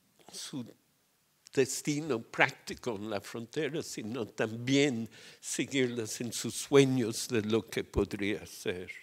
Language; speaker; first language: Spanish; non-native, fluent; English